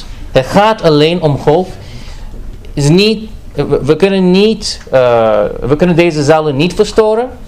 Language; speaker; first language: Dutch; non-native, fluent; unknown